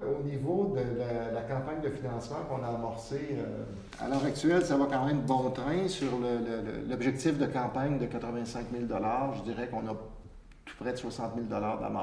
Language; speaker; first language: French; native; French